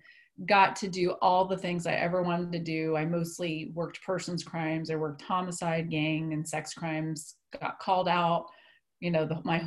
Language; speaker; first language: English; native; English